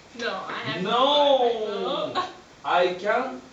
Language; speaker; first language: English; non-native, learner; Japanese